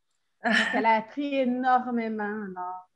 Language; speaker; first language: French; native; French